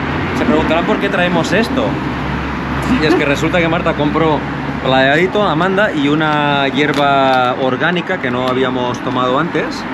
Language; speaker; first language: Spanish; native; Spanish